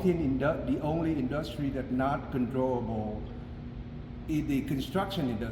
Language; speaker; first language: English; non-native, fluent; Vietnamese